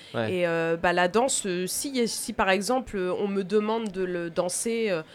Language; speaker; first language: French; native; French